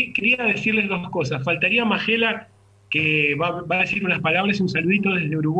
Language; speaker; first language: Spanish; native; Spanish